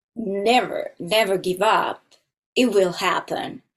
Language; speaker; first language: English; non-native, fluent; Italian